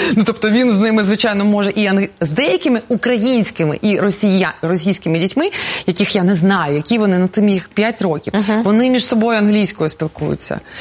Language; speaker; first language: Ukrainian; non-native, local second language; Russian